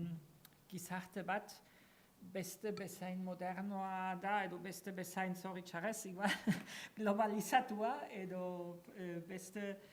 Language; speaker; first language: Basque; non-native, fluent; German